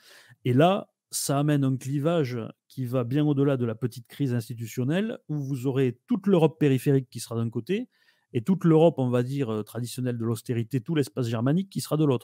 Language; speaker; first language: French; native; French